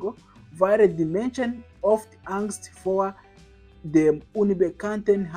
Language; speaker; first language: German; non-native, fluent; Kinyarwanda